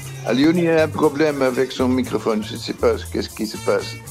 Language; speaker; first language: French; non-native, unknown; Dutch